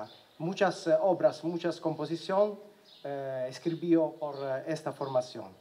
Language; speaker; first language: Spanish; non-native, learner; Italian